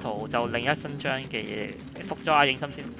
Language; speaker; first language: Chinese; native; Chinese